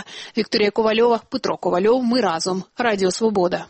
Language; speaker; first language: Ukrainian; native; Ukrainian